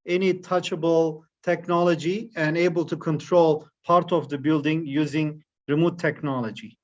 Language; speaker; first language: English; non-native, fluent; Turkish